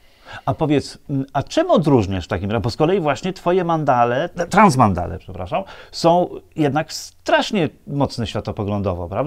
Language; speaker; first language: Polish; native; Polish